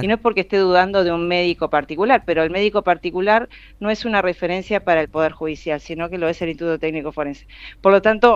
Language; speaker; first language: Spanish; native; Spanish